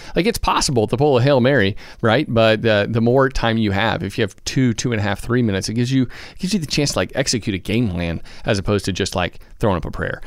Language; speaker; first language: English; native; English